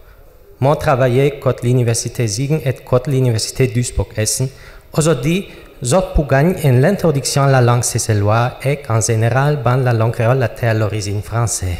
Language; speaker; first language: French; non-native, fluent; German